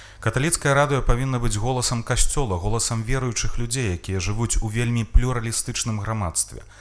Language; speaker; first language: Belarusian; native; Belarusian